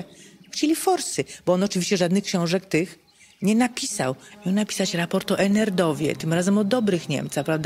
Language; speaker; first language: Polish; native; Polish